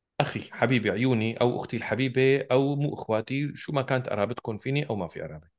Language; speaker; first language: Arabic; native; Arabic